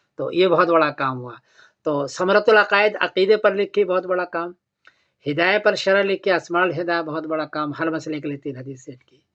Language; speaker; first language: Urdu; native; Urdu